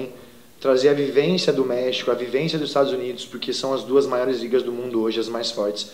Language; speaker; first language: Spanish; non-native, learner; Portuguese